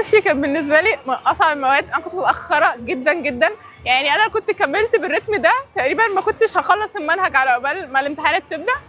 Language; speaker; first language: Arabic; native; Arabic